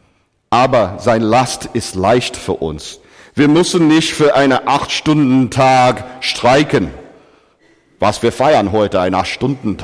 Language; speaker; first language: German; non-native, fluent; English